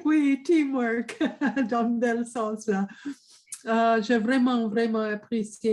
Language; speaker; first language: French; non-native, fluent; English